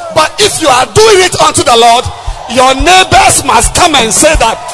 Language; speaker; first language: English; non-native, local second language; Akan